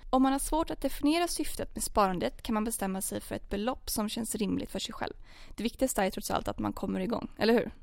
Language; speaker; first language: Swedish; native; Swedish